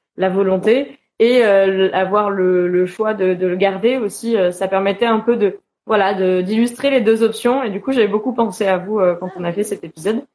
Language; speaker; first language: French; native; French